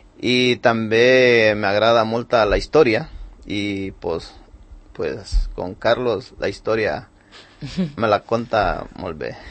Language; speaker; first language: Catalan; non-native, learner; Spanish